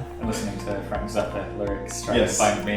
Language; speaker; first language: English; native; English